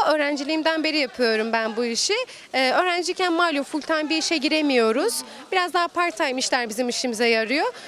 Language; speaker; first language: Turkish; native; Turkish